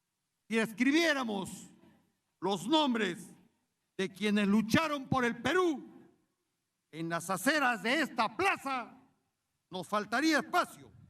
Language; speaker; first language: Spanish; native; Spanish